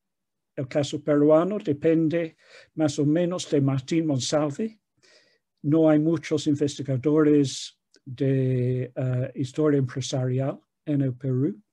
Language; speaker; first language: Spanish; non-native, fluent; English